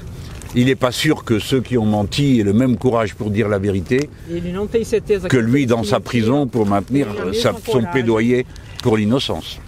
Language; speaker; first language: French; native; French